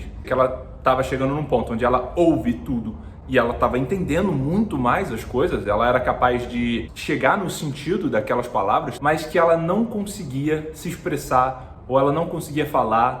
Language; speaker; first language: Portuguese; native; Portuguese